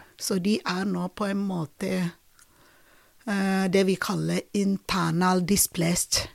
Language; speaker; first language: Norwegian; non-native, fluent; Ibibio